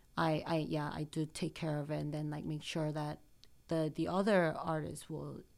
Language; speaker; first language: English; early bilingual, other home language; Korean